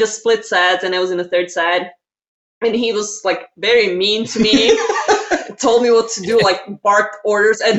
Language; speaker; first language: English; non-native, fluent; Slovak